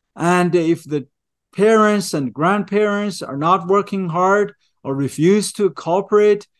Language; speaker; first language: English; non-native, fluent; Chinese